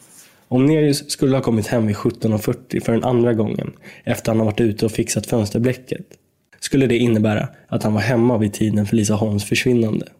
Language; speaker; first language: Swedish; native; Swedish